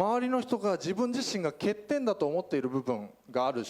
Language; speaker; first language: Japanese; native; Japanese